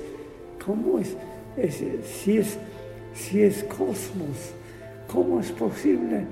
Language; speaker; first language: Spanish; non-native, fluent; Polish